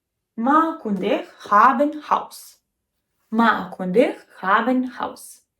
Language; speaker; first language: German; non-native, fluent; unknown